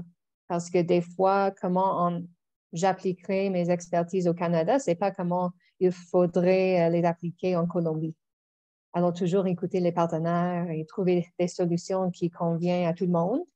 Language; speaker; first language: French; non-native, local second language; English